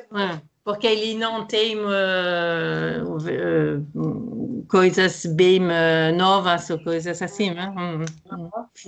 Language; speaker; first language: Portuguese; non-native, fluent; French